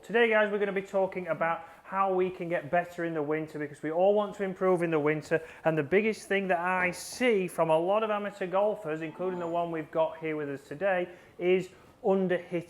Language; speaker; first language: English; native; English